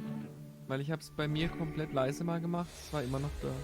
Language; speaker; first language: German; native; German